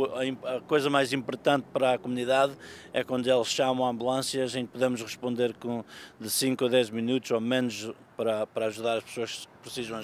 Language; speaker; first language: Portuguese; early bilingual, heritage; Portuguese